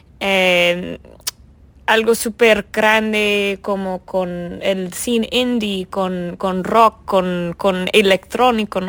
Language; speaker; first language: Spanish; early bilingual, heritage; English